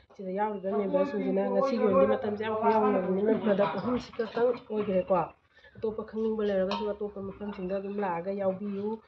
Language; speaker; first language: Manipuri; native; Manipuri